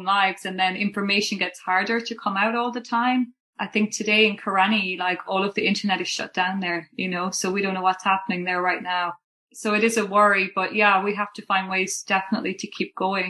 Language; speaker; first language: English; native; English